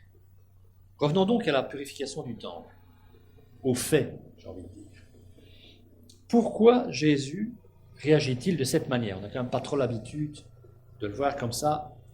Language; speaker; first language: French; native; French